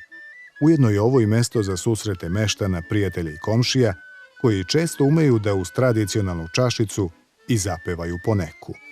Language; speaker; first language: Bosnian; native; Bosnian